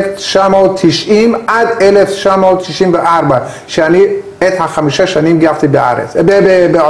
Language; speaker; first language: Hebrew; non-native, learner; Persian